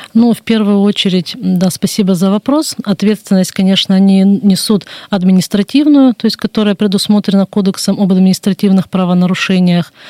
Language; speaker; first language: Russian; native; Russian